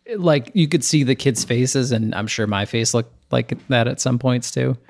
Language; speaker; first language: English; native; English